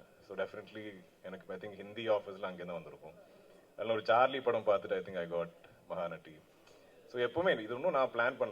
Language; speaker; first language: Tamil; non-native, local second language; Malayalam